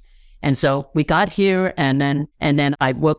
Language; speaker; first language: English; non-native, local second language; Cantonese